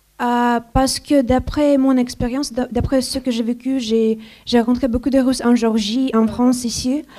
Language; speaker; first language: French; non-native, fluent; Ukrainian